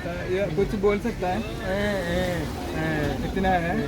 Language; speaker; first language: Hindi; non-native, local second language; Malayalam